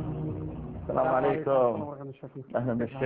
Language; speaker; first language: Arabic; native; Arabic